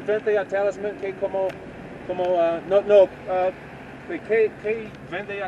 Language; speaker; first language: Spanish; non-native, learner; English